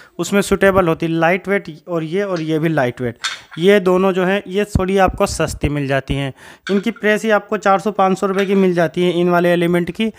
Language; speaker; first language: Hindi; native; Hindi